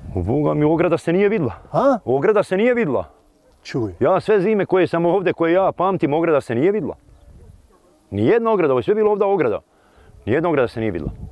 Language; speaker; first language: Bosnian; native; Bosnian